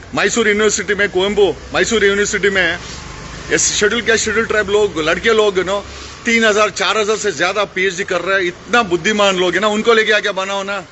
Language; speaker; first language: Hindi; non-native, local second language; Kannada